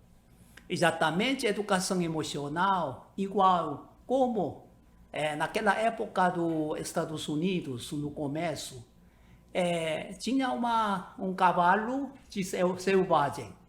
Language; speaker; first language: Portuguese; non-native, learner; Korean